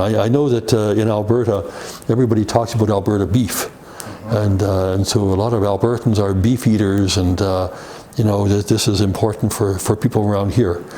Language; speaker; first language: English; native; English